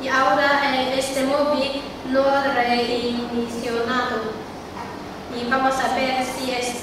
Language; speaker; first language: Spanish; non-native, learner; Chinese